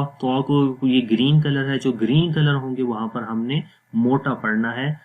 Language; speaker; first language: Urdu; non-native, local second language; Punjabi